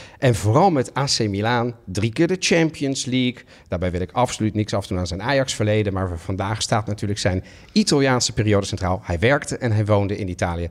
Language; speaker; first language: Dutch; early bilingual, other home language; Italian